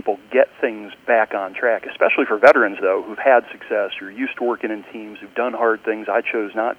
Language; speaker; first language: English; native; English